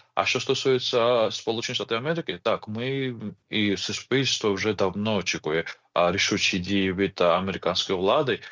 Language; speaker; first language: Ukrainian; non-native, fluent; Georgian